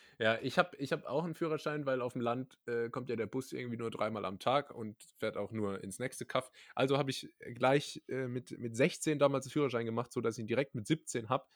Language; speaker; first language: German; native; German